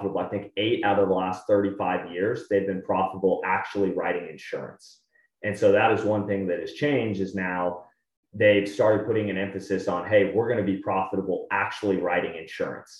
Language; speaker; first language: English; native; English